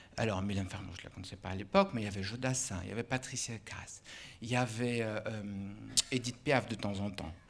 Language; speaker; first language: French; non-native, fluent; Russian